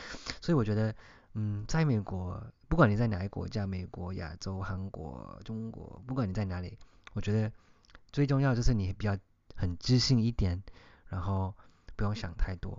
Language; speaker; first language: Chinese; early bilingual, heritage; English